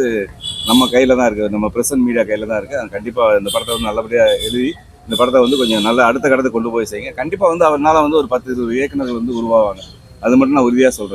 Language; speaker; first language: Tamil; native; Tamil